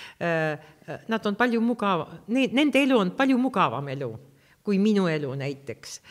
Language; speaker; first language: Estonian; non-native, local second language; Russian